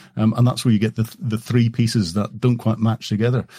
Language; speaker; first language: English; native; English